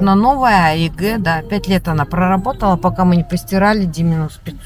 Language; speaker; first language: Russian; native; Russian